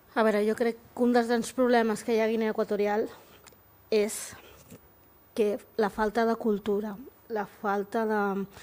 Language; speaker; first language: Catalan; native; Catalan